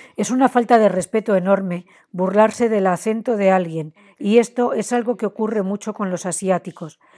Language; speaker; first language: Spanish; non-native, fluent; Chinese